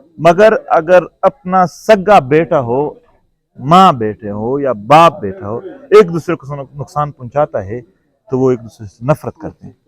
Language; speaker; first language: Urdu; non-native, local second language; Pashto